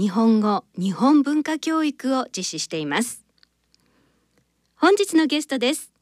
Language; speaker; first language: Japanese; native; Japanese